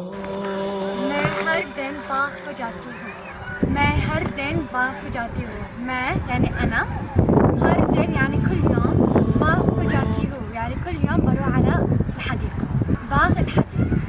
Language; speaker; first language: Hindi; non-native, learner; Arabic